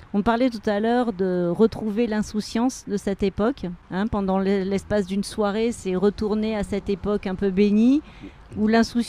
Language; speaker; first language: French; native; French